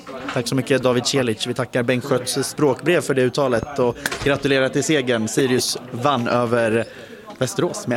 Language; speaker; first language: Swedish; native; Swedish